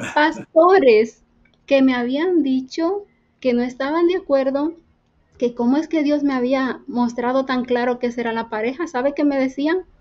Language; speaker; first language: Spanish; native; Spanish